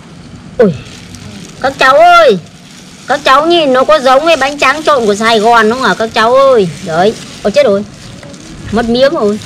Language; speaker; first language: Vietnamese; native; Vietnamese